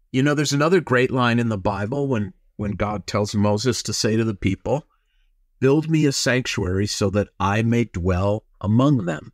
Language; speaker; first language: English; native; English